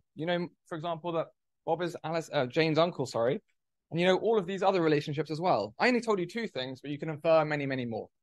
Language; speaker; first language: English; native; English